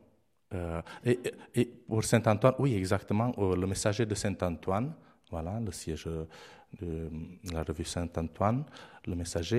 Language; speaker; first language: French; non-native, fluent; Romanian